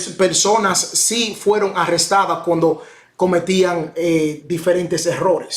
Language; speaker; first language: Spanish; non-native, fluent; English